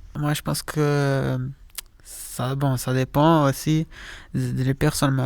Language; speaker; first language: French; non-native, learner; Portuguese